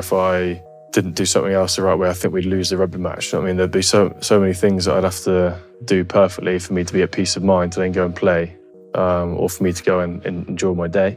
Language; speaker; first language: English; native; English